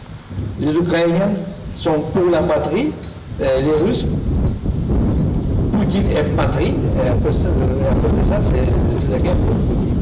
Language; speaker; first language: French; non-native, fluent; Russian